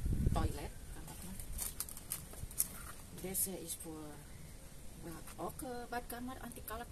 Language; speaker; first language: Dutch; non-native, learner; Indonesian